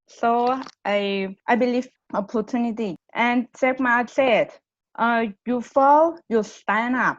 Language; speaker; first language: English; non-native, learner; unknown